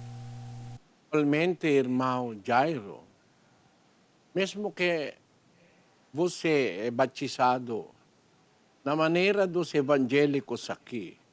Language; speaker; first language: Portuguese; non-native, learner; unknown